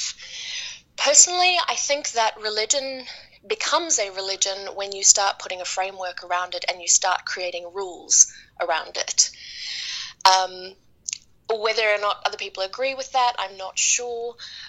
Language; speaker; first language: English; native; English